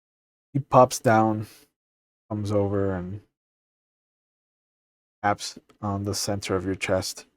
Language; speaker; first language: English; native; English